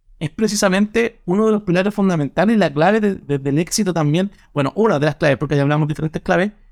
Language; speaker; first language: Spanish; native; Spanish